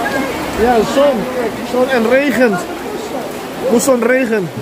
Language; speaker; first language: Dutch; non-native, learner; Indonesian